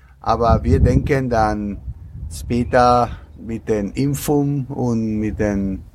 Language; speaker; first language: German; non-native, learner; Spanish